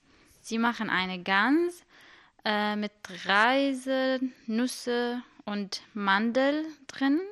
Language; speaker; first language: German; non-native, learner; Arabic